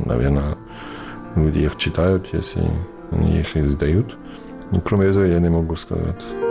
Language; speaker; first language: Russian; non-native, fluent; English